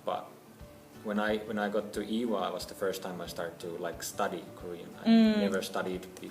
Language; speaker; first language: English; non-native, fluent; Finnish